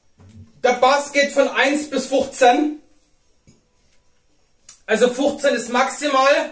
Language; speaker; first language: German; native; German